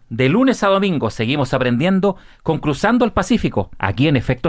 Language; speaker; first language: Spanish; native; Spanish